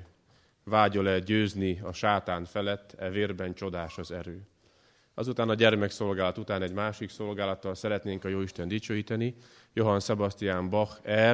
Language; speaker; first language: Hungarian; native; Hungarian